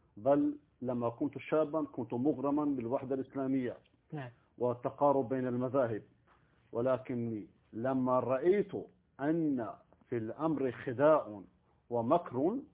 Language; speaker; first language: Arabic; non-native, local second language; Baluchi